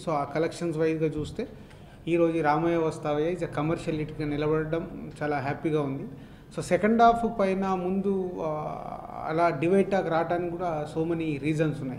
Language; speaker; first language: Telugu; native; Telugu